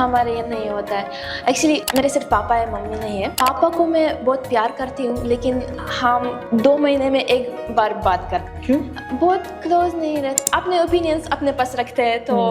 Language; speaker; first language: Hindi; non-native, fluent; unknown